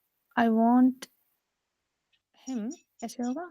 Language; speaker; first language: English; non-native, learner; Urdu